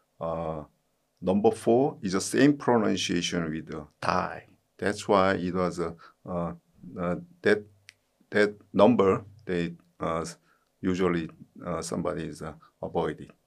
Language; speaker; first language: English; non-native, learner; Korean